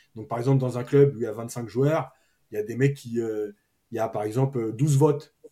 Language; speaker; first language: French; native; French